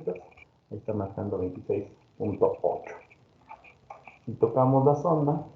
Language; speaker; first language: Spanish; native; Spanish